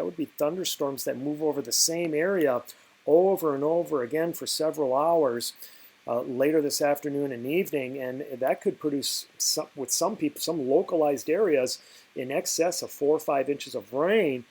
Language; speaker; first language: English; native; English